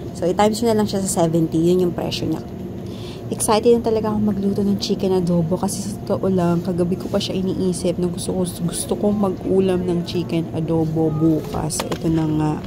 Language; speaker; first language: Filipino; non-native, local second language; Iloko